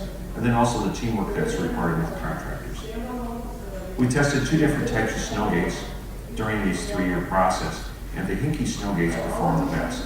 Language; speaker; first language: English; native; English